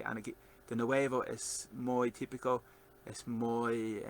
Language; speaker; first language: Spanish; non-native, learner; English